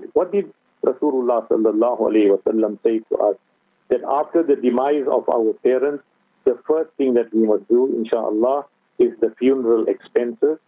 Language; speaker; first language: English; native; English